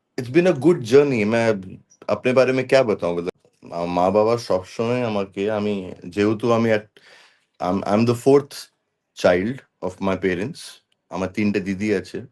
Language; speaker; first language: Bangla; non-native, local second language; Hindi